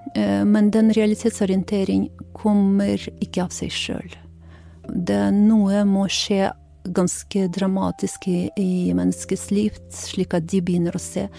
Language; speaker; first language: Norwegian; non-native, fluent; Ukrainian